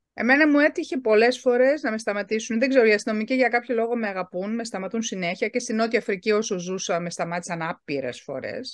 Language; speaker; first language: Greek; early bilingual, heritage; Greek